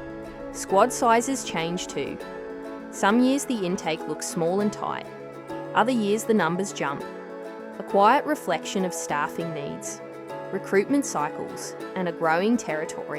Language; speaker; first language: English; native; English